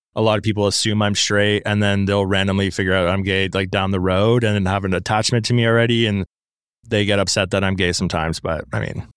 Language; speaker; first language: English; native; English